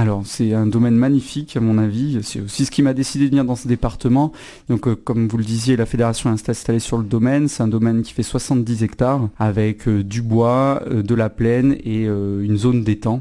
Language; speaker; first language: French; native; French